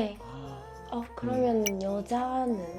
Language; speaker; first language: Korean; non-native, learner; Japanese